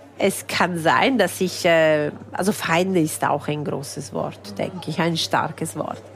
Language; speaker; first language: German; non-native, local second language; Italian